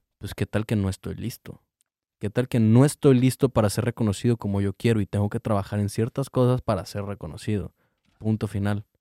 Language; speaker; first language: Spanish; native; Spanish